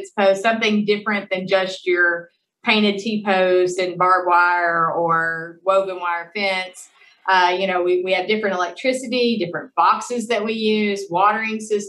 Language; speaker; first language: English; native; English